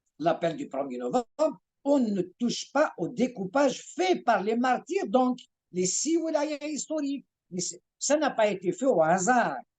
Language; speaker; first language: French; non-native, local second language; Kabyle